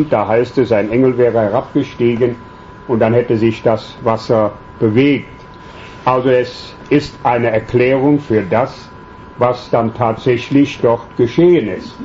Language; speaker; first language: German; native; German